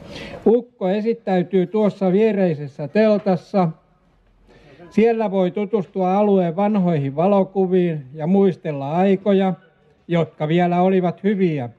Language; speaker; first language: Finnish; native; Finnish